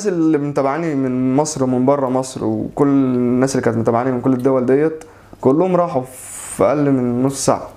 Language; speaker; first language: Arabic; native; Arabic